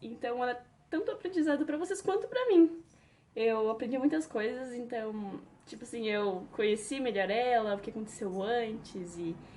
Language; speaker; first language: Portuguese; native; Portuguese